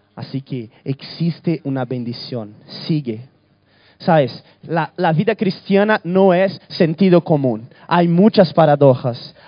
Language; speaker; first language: Spanish; early bilingual, other home language; Portuguese